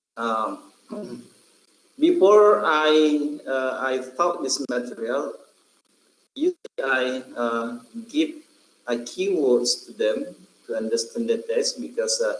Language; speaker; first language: English; non-native, fluent; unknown